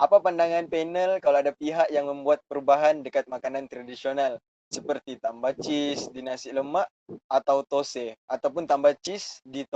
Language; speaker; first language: Malay; native; Malay